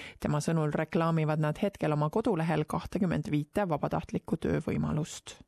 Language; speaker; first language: Estonian; native; Estonian